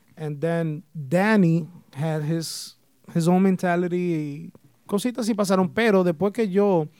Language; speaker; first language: Spanish; early bilingual, heritage; Spanish